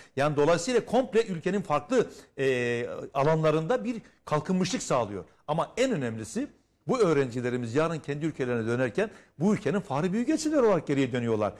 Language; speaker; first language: Turkish; native; Turkish